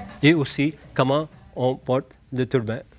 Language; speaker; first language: French; non-native, fluent; Punjabi